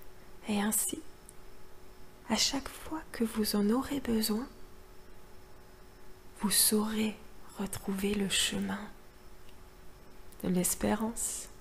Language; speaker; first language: French; native; French